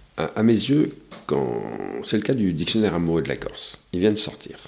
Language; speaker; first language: French; native; French